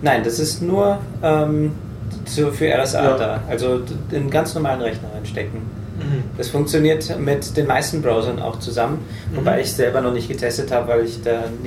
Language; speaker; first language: German; native; German